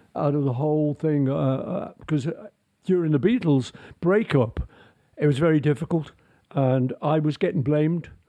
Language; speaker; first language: English; native; English